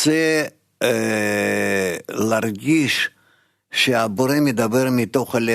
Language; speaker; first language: Hebrew; non-native, fluent; Russian